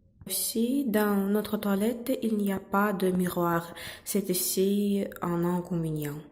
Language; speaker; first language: French; non-native, fluent; Russian